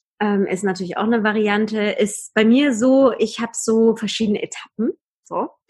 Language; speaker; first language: German; early bilingual, other home language; Persian